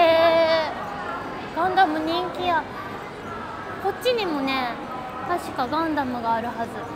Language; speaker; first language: Japanese; native; Japanese